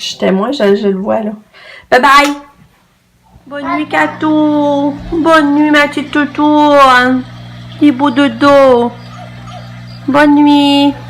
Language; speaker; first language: French; native; French